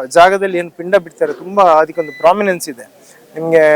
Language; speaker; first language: Kannada; native; Kannada